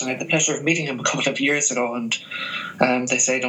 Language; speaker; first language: English; native; English